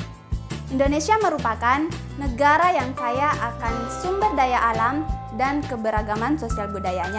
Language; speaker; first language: Indonesian; native; Indonesian